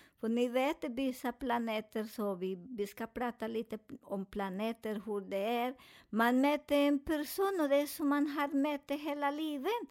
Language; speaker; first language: Swedish; non-native, learner; Spanish